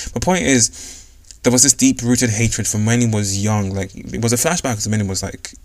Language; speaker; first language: English; non-native, local second language; Yoruba